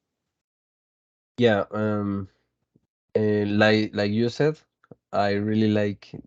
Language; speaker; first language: English; non-native, fluent; Spanish